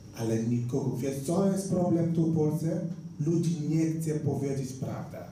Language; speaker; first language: Polish; non-native, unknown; Igbo